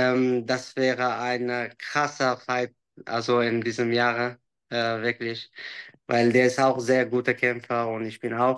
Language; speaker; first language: German; non-native, learner; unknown